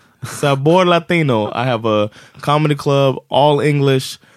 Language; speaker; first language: English; native; English